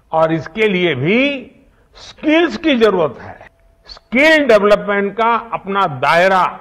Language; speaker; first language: Hindi; non-native, local second language; Gujarati